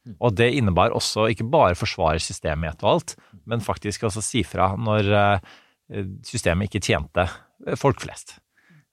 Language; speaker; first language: Norwegian; native; Norwegian